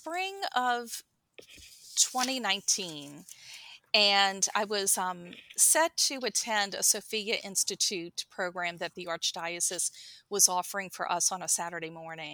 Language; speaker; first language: English; native; English